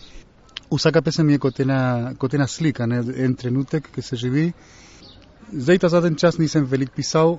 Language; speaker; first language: Slovenian; early bilingual, heritage; Slovenian